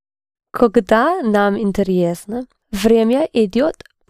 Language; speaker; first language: Russian; non-native, learner; English